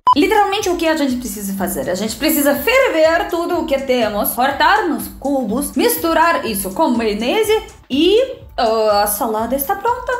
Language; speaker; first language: Portuguese; non-native, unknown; Russian